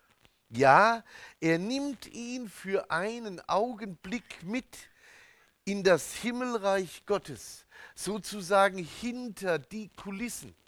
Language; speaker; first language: German; native; German